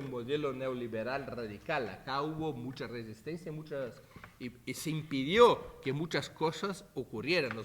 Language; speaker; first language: Spanish; non-native, fluent; Portuguese